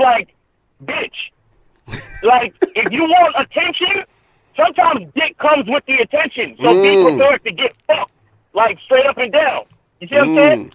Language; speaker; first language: English; native; English